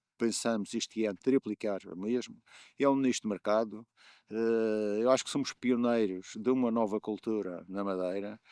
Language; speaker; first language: Portuguese; native; Portuguese